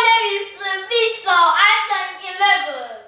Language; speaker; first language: English; non-native, learner; Korean